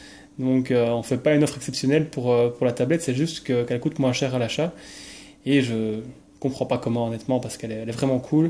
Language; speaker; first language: French; native; French